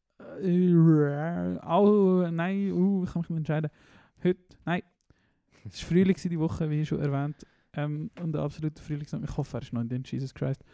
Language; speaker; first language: German; native; German